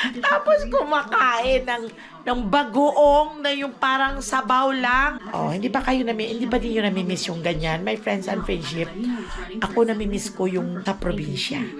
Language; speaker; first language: Filipino; non-native, local second language; Cebuano